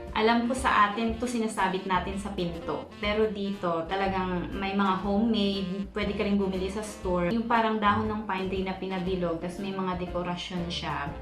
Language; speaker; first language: Filipino; non-native, local second language; Iloko